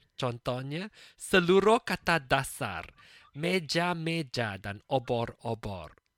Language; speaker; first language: Malay; non-native, local second language; Chinese